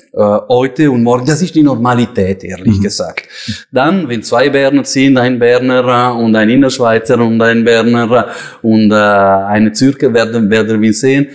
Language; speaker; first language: German; non-native, local second language; Italian